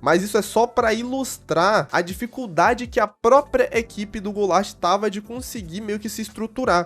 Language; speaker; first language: Portuguese; native; Portuguese